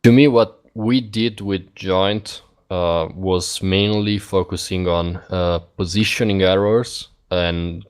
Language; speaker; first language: English; non-native, fluent; Italian